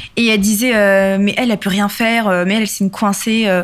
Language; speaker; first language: French; native; French